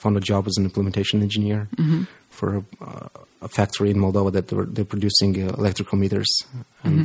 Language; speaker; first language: English; non-native, fluent; Romanian